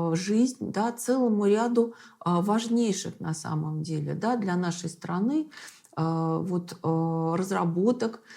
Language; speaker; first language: Russian; native; Russian